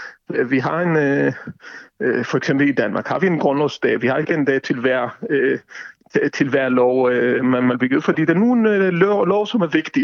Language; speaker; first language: Danish; non-native, fluent; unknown